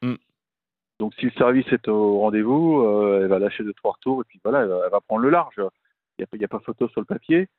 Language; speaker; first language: French; native; French